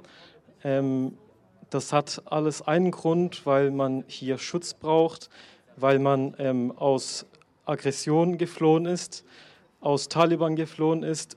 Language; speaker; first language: German; non-native, fluent; Persian